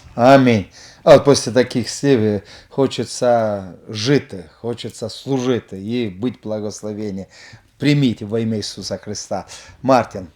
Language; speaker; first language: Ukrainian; non-native, local second language; Russian